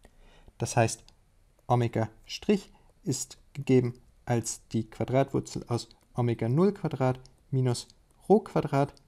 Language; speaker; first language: German; native; German